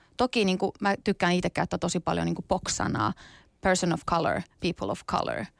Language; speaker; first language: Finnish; early bilingual, other home language; Kurdish